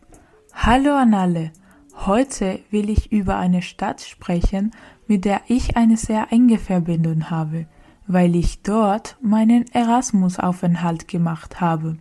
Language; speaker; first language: German; non-native, learner; Spanish